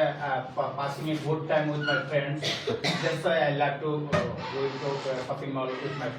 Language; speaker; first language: English; non-native, learner; Bangla